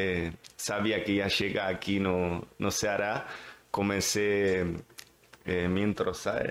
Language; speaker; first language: Portuguese; non-native, fluent; Spanish